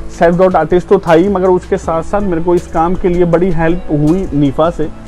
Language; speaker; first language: Hindi; native; Hindi